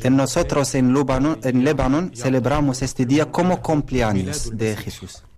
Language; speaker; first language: Spanish; non-native, learner; Arabic